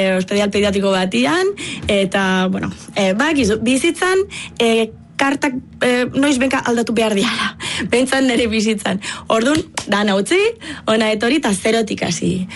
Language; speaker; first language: Basque; non-native, fluent; Italian